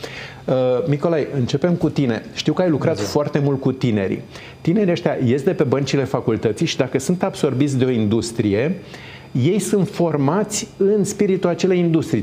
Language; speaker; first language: Romanian; native; Romanian